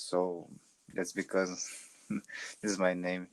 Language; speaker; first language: English; non-native, learner; Portuguese